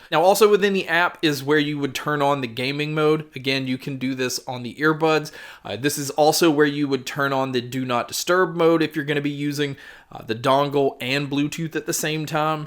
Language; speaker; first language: English; native; English